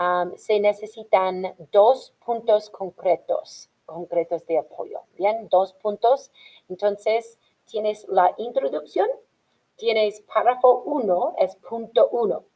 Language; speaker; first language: Spanish; non-native, fluent; English